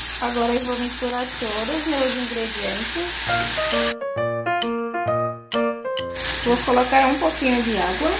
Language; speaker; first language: Portuguese; non-native, fluent; Haitian Creole